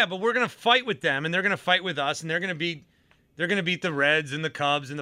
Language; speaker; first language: English; native; English